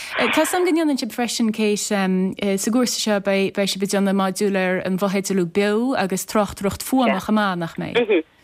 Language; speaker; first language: Irish; native; Irish